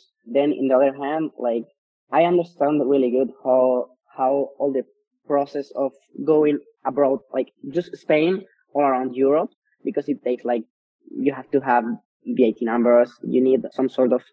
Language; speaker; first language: English; non-native, fluent; Spanish